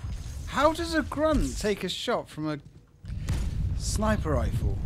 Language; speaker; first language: English; native; English